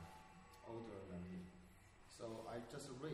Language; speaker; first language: English; non-native, learner; Chinese